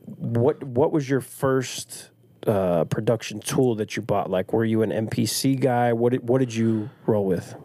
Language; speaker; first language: English; native; English